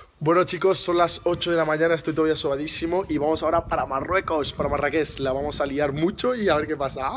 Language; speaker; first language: Spanish; early bilingual, other home language; Arabic